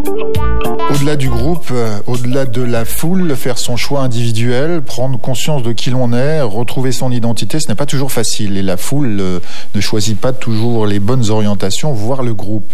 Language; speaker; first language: French; native; French